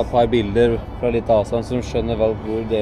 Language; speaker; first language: Norwegian; native; Norwegian